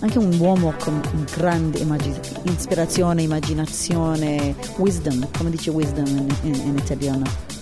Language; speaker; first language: Italian; non-native, learner; Hebrew